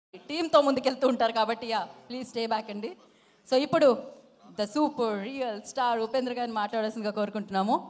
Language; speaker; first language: Telugu; native; Telugu